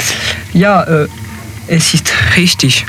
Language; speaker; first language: German; non-native, learner; French